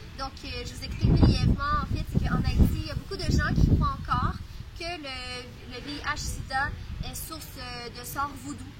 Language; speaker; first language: French; native; French